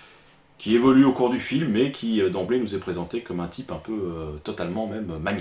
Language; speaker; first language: French; native; French